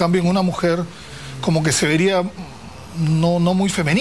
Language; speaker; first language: Spanish; native; Spanish